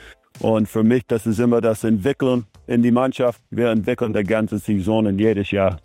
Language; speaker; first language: German; non-native, learner; English